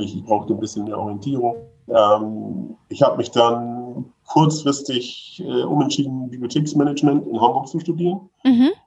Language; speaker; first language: German; native; German